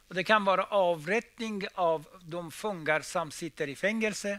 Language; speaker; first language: Swedish; non-native, fluent; Persian